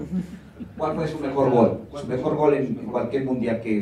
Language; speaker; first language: Spanish; native; Spanish